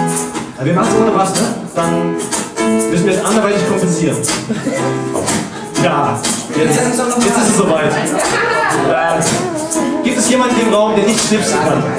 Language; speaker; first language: German; native; German